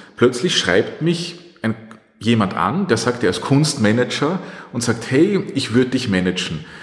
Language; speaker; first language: German; native; German